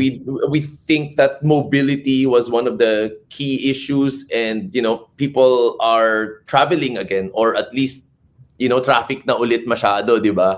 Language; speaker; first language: English; non-native, local second language; Cebuano